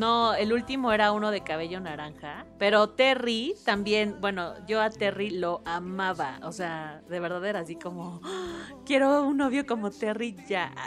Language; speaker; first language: Spanish; native; Spanish